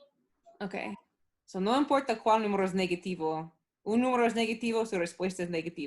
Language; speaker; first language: Spanish; non-native, learner; English